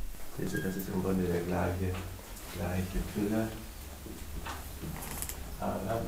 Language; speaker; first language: German; native; German